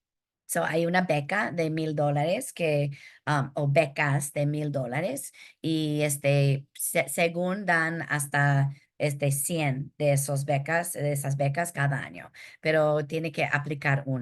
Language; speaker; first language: Spanish; early bilingual, heritage; Spanish